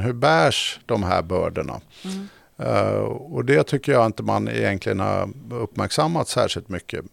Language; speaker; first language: Swedish; native; Swedish